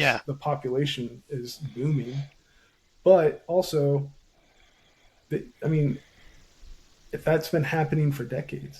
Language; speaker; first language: English; native; English